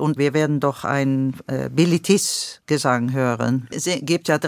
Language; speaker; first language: German; non-native, fluent; Swedish